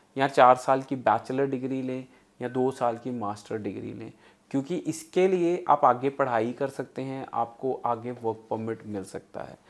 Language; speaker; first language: Hindi; non-native, local second language; Punjabi